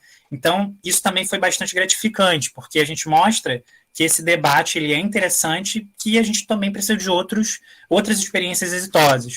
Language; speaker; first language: Portuguese; native; Portuguese